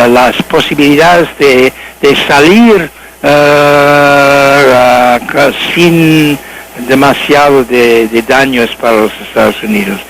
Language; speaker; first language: Spanish; non-native, learner; English